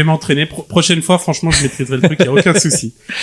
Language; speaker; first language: French; native; French